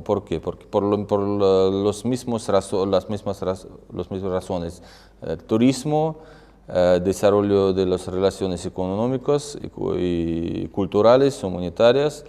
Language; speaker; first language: Spanish; non-native, fluent; Russian